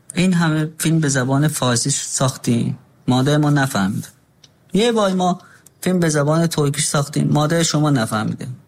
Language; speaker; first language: Persian; non-native, local second language; Azerbaijani